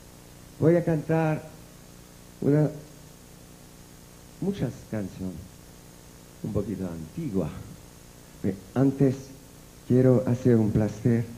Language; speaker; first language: Spanish; non-native, learner; French